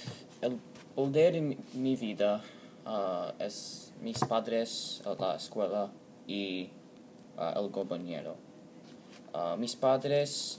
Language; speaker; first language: Spanish; non-native, learner; English